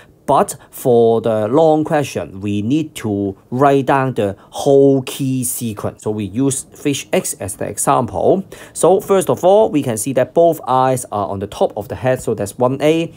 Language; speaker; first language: English; non-native, local second language; Cantonese